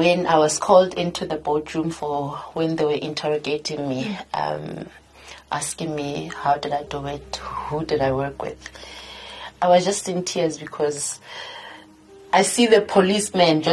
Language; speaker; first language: English; non-native, local second language; Southern Sotho